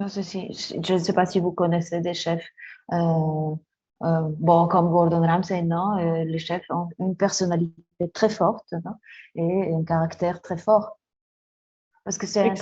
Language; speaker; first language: French; non-native, fluent; Spanish